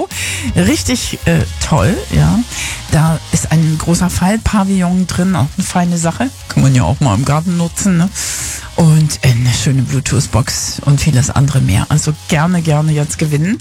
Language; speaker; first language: German; native; German